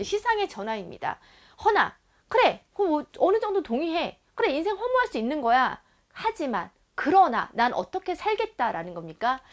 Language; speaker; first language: Korean; native; Korean